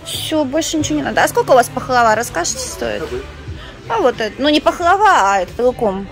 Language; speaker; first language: Russian; native; Russian